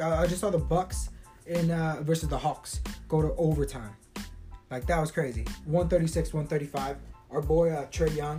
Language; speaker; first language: English; early bilingual, other home language; Spanish